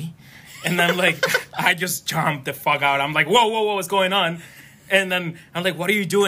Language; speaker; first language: English; non-native, fluent; Spanish